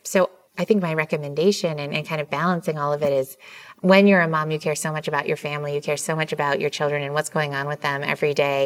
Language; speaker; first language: English; native; English